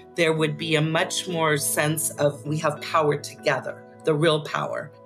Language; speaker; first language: English; native; English